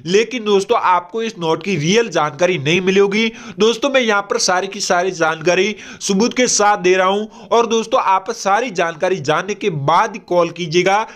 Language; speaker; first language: Hindi; non-native, local second language; Gujarati